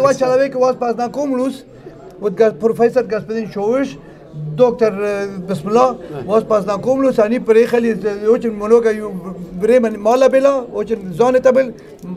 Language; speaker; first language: Russian; non-native, learner; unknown